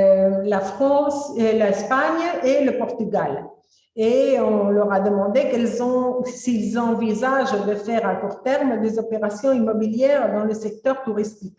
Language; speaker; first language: French; non-native, fluent; Spanish